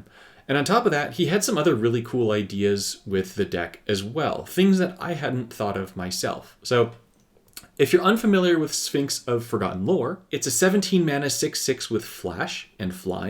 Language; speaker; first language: English; native; English